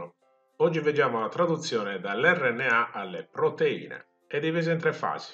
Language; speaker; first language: Italian; native; Italian